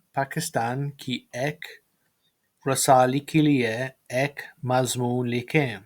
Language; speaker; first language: Urdu; non-native, learner; English